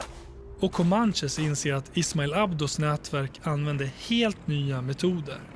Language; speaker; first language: Swedish; native; Swedish